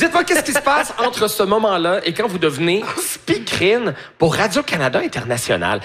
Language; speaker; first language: French; native; French